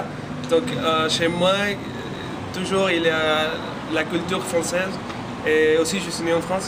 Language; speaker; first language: French; non-native, learner; Spanish